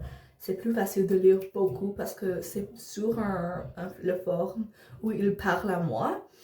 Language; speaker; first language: French; non-native, learner; English